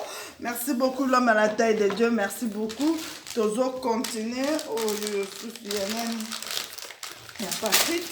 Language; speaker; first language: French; non-native, local second language; Lingala